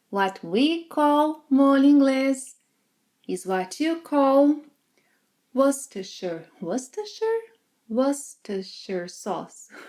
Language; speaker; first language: English; non-native, fluent; Portuguese